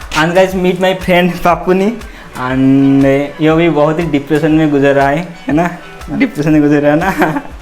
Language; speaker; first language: Hindi; non-native, local second language; Odia